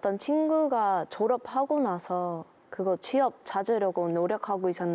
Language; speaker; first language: Korean; non-native, learner; English